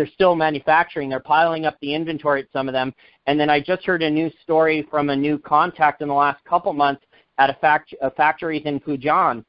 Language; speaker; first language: English; native; English